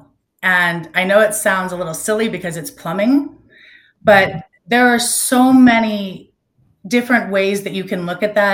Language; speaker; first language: English; native; English